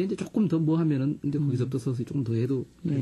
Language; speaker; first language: Korean; native; Korean